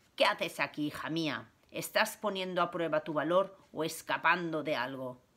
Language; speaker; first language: Spanish; native; Spanish